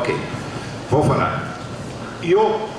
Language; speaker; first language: Portuguese; non-native, fluent; Dutch